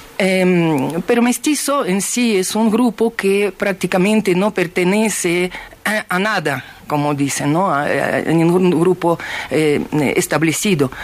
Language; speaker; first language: Spanish; non-native, fluent; Russian